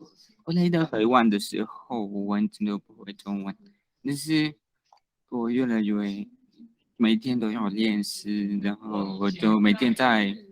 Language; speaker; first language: Chinese; non-native, learner; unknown